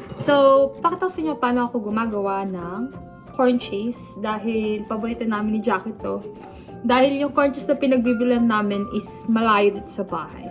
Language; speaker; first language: Filipino; native; Filipino